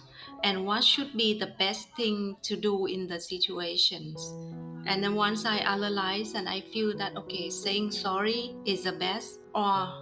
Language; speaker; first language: English; non-native, fluent; Vietnamese